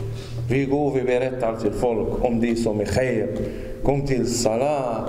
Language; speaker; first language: Swedish; non-native, fluent; Arabic